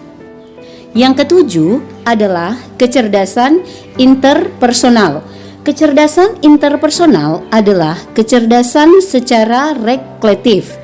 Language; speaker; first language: Indonesian; non-native, local second language; Buginese